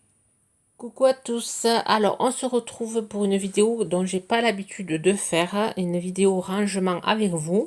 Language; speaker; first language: French; native; French